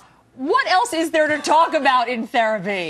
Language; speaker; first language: English; native; English